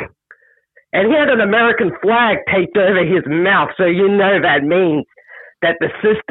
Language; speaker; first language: English; native; English